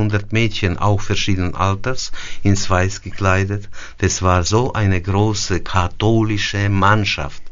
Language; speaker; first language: German; early bilingual, heritage; German